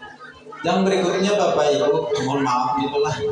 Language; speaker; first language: Indonesian; non-native, local second language; Banjar